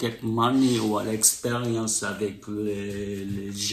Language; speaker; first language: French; non-native, learner; Japanese